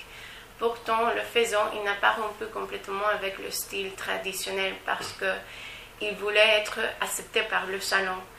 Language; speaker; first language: French; non-native, learner; Spanish